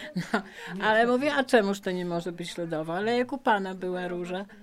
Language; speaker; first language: Polish; native; Polish